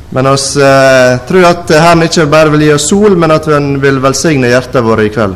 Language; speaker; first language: Norwegian; native; Norwegian